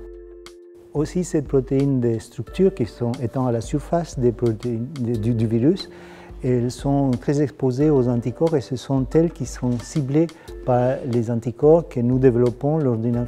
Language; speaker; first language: French; non-native, fluent; Spanish